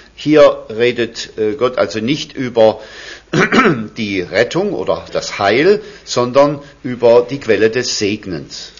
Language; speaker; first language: German; native; German